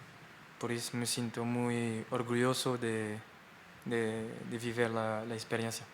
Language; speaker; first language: Spanish; non-native, fluent; French